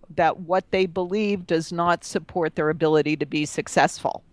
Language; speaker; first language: English; native; English